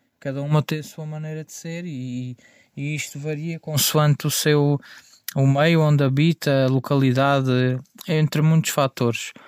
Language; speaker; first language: Portuguese; native; Portuguese